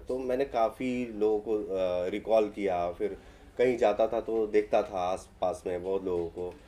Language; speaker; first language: Hindi; native; Hindi